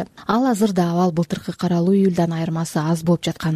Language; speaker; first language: Kyrgyz; native; Kyrgyz